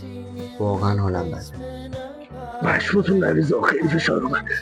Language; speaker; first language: Persian; native; Persian